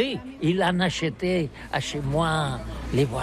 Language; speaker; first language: French; non-native, learner; Catalan